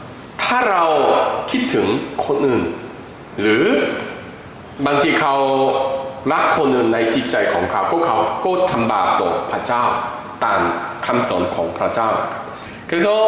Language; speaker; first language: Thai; non-native, fluent; Korean